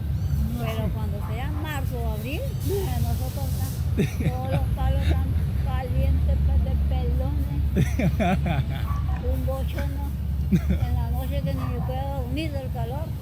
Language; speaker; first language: Spanish; native; Spanish